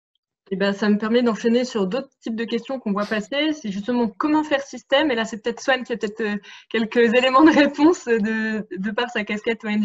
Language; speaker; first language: French; native; French